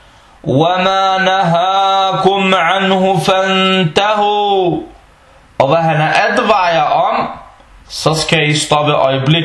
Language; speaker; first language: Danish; non-native, fluent; Arabic